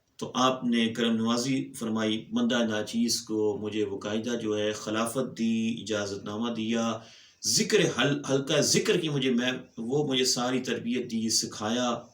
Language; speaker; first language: Urdu; non-native, local second language; Punjabi